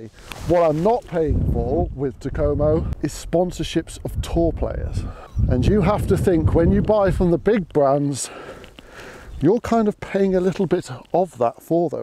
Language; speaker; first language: English; native; English